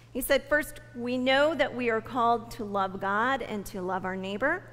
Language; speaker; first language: English; native; English